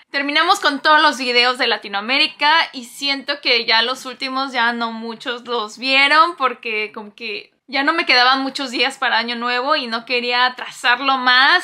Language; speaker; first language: Spanish; non-native, fluent; Korean